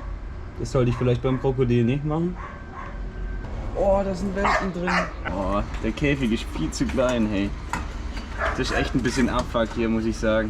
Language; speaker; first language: German; native; German